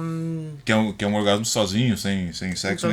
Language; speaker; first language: Portuguese; native; Portuguese